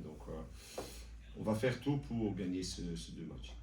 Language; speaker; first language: French; non-native, local second language; Dutch